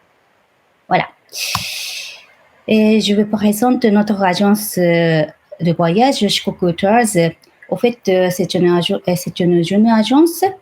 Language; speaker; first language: French; non-native, fluent; Japanese